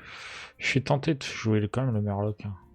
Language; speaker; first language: French; native; French